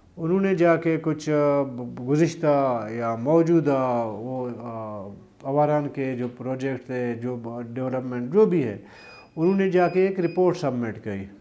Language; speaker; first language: Urdu; non-native, local second language; Baluchi